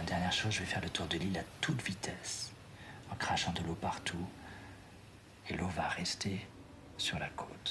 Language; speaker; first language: French; native; French